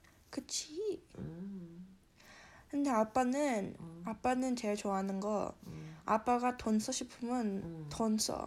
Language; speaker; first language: Korean; early bilingual, heritage; Korean